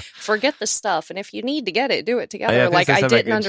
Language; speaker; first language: English; native; English